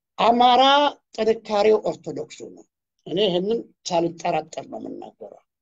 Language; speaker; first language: Amharic; non-native, local second language; Oromo